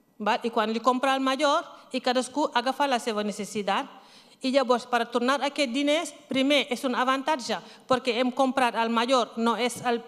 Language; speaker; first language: Catalan; non-native, learner; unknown